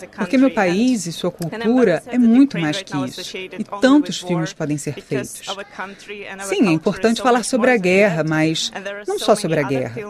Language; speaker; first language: Portuguese; non-native, fluent; Ukrainian